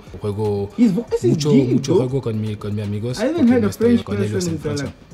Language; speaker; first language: Spanish; non-native, learner; French